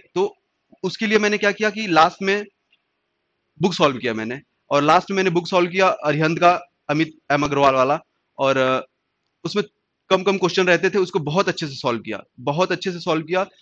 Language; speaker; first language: Hindi; native; Hindi